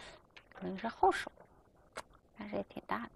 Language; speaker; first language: Chinese; native; Chinese